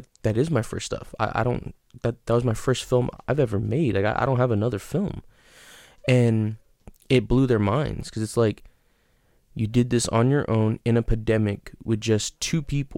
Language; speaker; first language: English; native; English